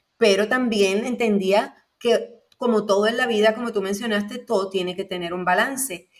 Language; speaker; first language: Spanish; native; Spanish